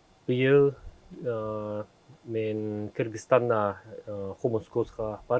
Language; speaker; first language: Kyrgyz; non-native, learner; German